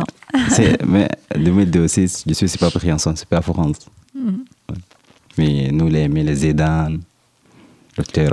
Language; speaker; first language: French; non-native, learner; Arabic